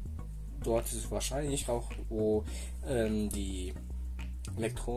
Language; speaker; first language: German; non-native, fluent; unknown